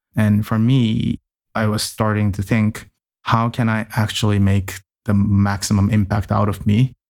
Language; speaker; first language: English; non-native, fluent; Japanese